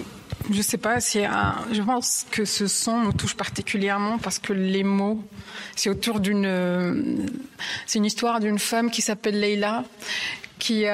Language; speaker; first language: French; non-native, local second language; Arabic